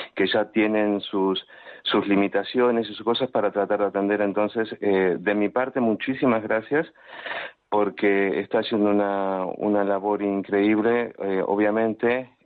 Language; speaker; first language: Spanish; native; Spanish